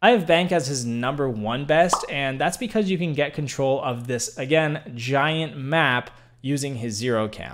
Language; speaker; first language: English; native; English